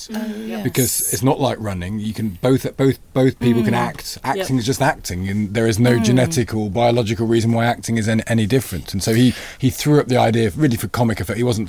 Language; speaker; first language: English; native; English